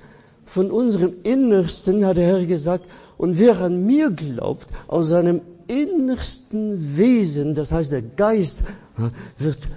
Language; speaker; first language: German; non-native, fluent; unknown